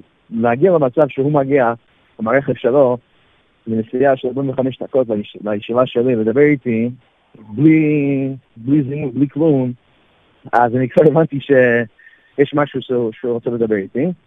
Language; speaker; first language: Hebrew; non-native, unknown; English